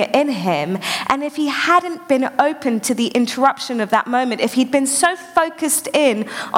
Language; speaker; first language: English; native; English